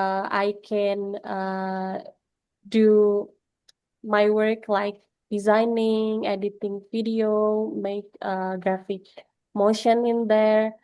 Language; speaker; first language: English; non-native, learner; Indonesian